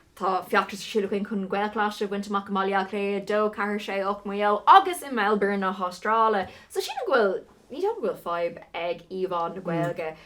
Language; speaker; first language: Irish; non-native, local second language; English